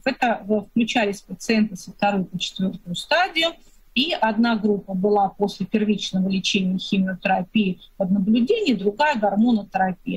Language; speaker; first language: Russian; native; Russian